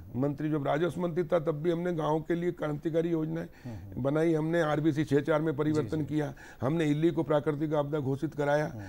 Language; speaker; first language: Hindi; native; Hindi